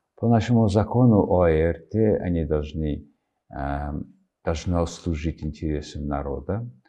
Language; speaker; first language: Russian; non-native, fluent; Mongolian